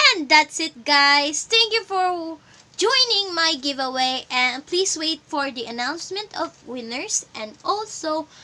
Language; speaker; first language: English; non-native, local second language; Filipino